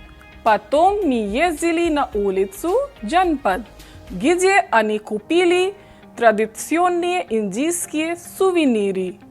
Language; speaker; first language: Russian; non-native, fluent; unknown